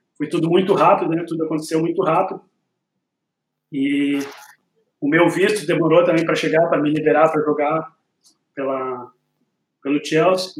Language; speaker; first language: Portuguese; native; Portuguese